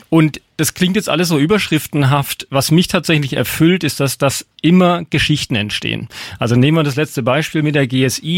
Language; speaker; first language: German; native; German